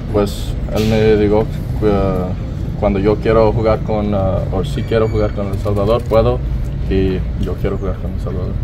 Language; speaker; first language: Spanish; early bilingual, other home language; English